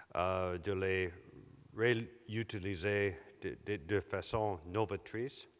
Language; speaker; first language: French; non-native, local second language; English